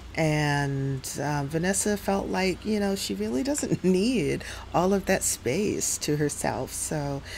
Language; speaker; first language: English; native; English